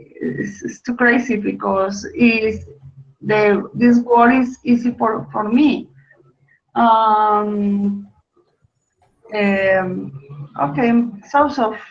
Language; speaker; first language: English; non-native, learner; Spanish